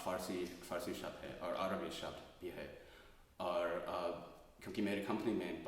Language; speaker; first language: Hindi; non-native, learner; English